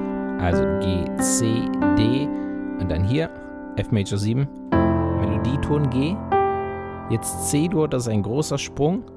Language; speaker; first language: German; native; German